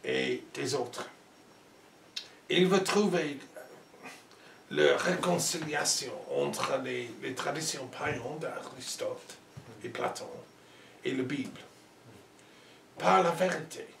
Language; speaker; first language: French; non-native, learner; English